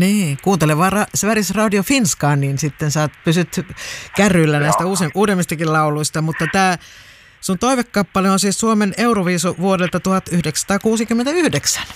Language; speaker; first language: Finnish; native; Finnish